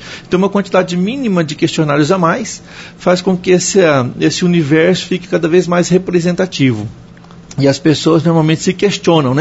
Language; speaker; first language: Portuguese; native; Portuguese